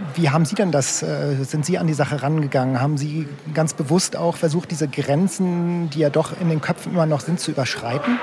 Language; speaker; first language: German; native; German